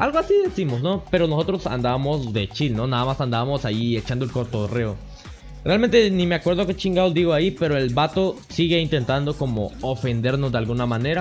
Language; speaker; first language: Spanish; native; Spanish